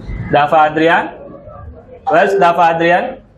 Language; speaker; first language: English; non-native, learner; Indonesian